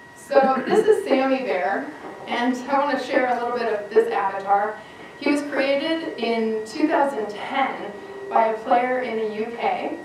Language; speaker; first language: English; native; English